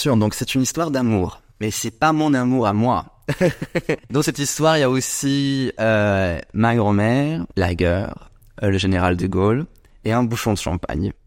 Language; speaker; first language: French; non-native, fluent; Polish